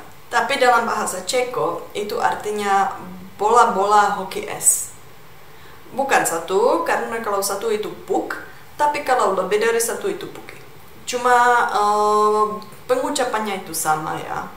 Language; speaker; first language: Indonesian; non-native, fluent; Czech